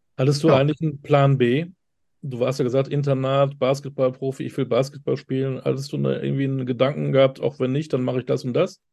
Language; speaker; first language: German; native; German